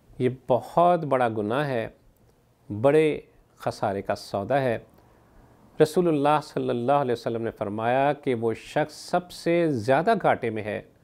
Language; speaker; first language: Urdu; native; Urdu